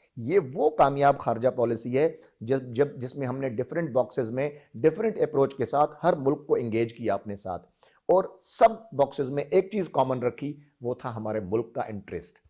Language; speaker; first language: Urdu; non-native, local second language; Sindhi